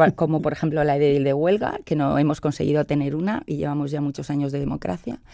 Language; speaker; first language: Spanish; native; Spanish